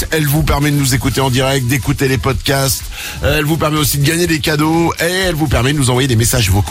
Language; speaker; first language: French; native; French